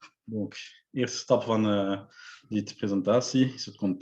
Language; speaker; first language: Dutch; non-native, local second language; French